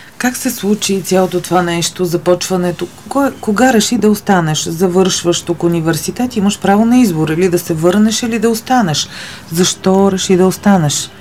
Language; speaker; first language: Bulgarian; native; Bulgarian